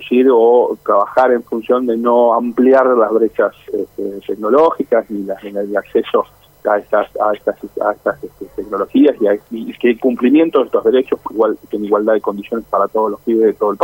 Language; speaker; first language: Spanish; native; Spanish